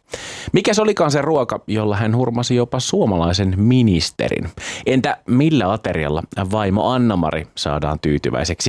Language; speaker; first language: Finnish; native; Finnish